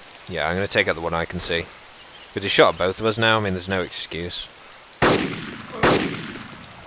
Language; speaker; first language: English; native; English